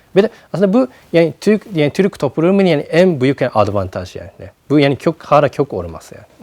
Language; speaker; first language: Turkish; non-native, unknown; Japanese